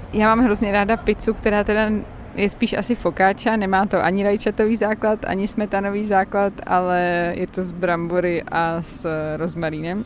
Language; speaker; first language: Czech; native; Czech